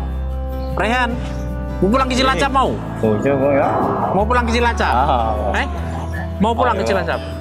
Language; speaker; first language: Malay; non-native, local second language; Javanese